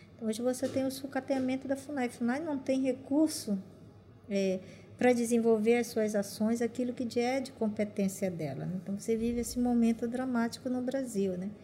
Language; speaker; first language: Portuguese; non-native, local second language; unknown